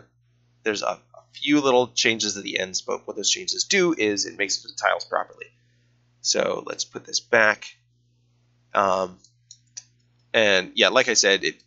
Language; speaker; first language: English; native; English